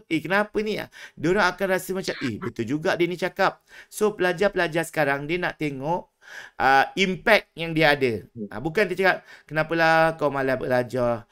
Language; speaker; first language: Malay; native; Malay